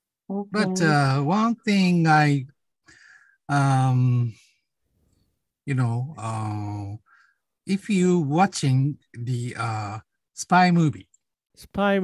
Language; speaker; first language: English; non-native, learner; Japanese